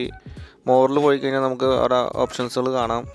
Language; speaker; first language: Malayalam; native; Malayalam